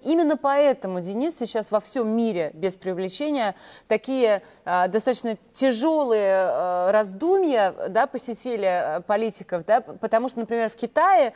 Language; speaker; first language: Russian; native; Russian